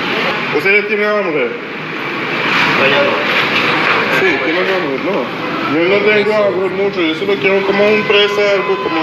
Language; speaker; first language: Spanish; non-native, learner; English